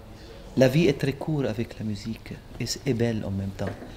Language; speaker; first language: French; non-native, local second language; Arabic